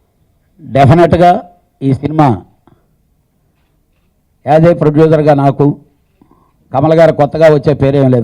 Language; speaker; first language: Telugu; native; Telugu